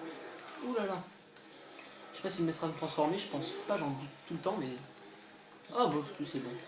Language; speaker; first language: French; native; French